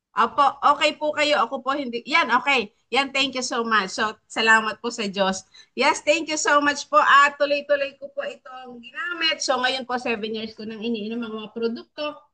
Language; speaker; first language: Filipino; native; Filipino